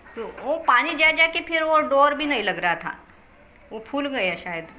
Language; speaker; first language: Hindi; non-native, local second language; Marathi